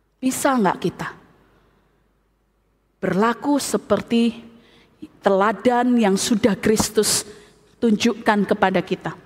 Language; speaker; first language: Indonesian; native; Indonesian